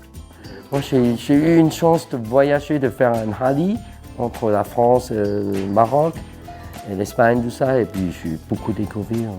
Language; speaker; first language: French; non-native, fluent; Cantonese